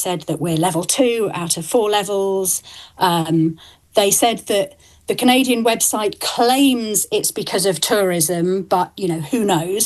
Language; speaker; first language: English; native; English